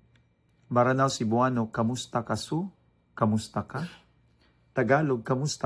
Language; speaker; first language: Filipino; non-native, local second language; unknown